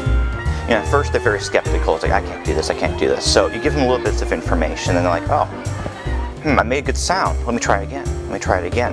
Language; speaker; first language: English; native; English